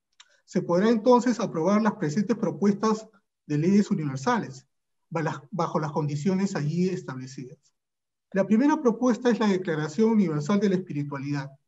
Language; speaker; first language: Spanish; native; Spanish